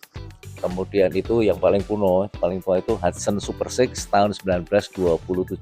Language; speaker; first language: Indonesian; native; Indonesian